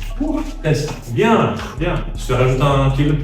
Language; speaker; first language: French; native; French